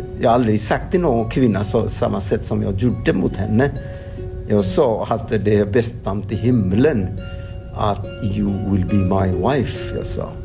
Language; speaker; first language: Swedish; non-native, fluent; Odia